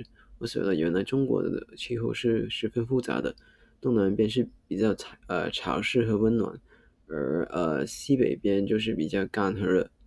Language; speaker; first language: Chinese; non-native, local second language; Cantonese